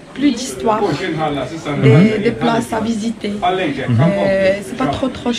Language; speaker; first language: French; non-native, local second language; Arabic